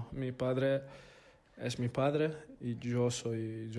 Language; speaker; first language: Spanish; non-native, learner; Italian